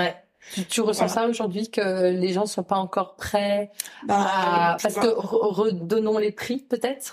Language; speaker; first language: French; native; French